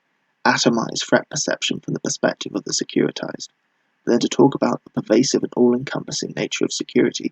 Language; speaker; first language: English; native; English